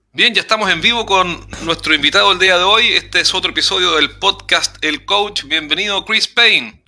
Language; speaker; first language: Spanish; native; Spanish